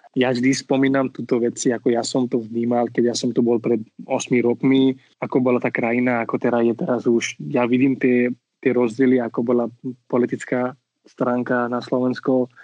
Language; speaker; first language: Slovak; non-native, fluent; Marathi